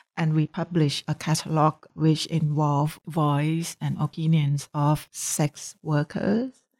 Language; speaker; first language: English; non-native, fluent; Thai